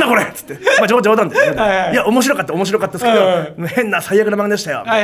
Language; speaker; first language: Japanese; native; Japanese